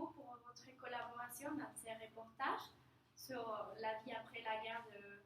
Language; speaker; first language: French; non-native, learner; Spanish